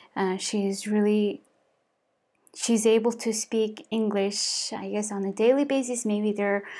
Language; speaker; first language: English; non-native, fluent; Mongolian